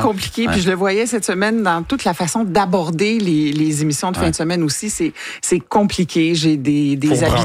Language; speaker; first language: French; native; French